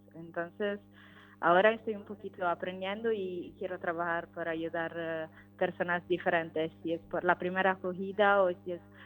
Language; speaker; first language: Spanish; non-native, learner; Italian